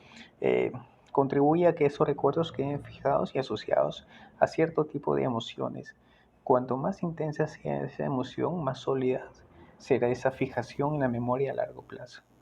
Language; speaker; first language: Spanish; native; Spanish